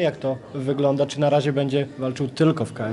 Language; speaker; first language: Polish; native; Polish